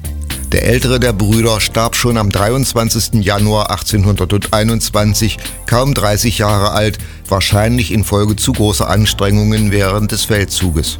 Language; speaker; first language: German; native; German